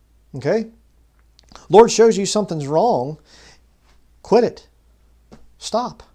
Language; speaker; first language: English; native; English